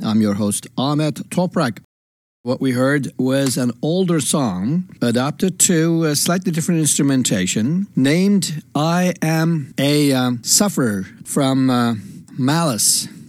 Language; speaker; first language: English; non-native, fluent; Turkish